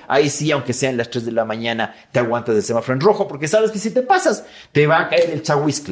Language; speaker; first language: Spanish; native; Spanish